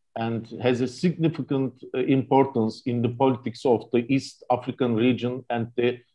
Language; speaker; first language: English; non-native, fluent; Turkish